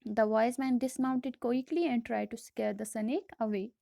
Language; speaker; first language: English; non-native, local second language; Hindi